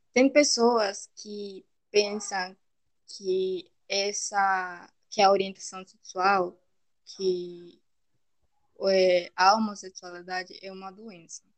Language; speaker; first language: Portuguese; non-native, fluent; Spanish